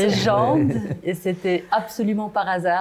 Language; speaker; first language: French; non-native, local second language; Arabic